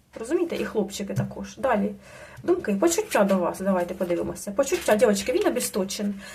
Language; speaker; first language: Ukrainian; non-native, local second language; Russian